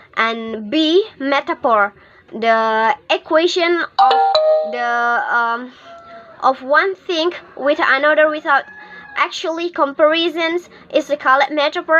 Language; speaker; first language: English; non-native, learner; Indonesian